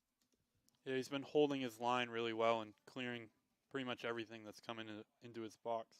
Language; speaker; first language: English; native; English